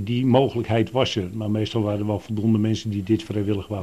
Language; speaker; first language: Dutch; native; Dutch